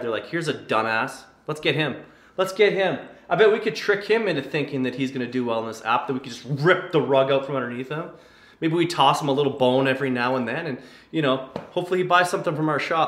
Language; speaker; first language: English; native; English